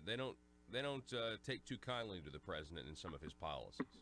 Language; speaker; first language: English; native; English